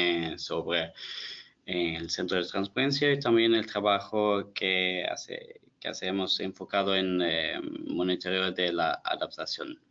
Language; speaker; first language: Spanish; non-native, fluent; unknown